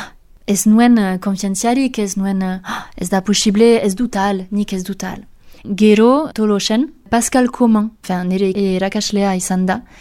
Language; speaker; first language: Basque; non-native, local second language; French